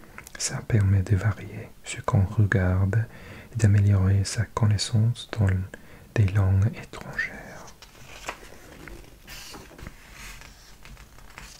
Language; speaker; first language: French; non-native, learner; English